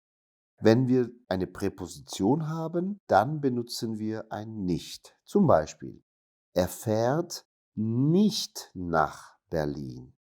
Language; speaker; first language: German; non-native, fluent; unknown